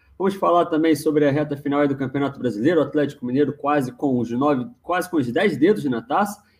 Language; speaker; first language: Portuguese; native; Portuguese